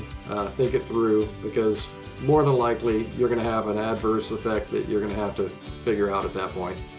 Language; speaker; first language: English; native; English